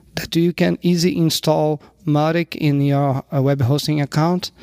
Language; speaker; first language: English; non-native, learner; Portuguese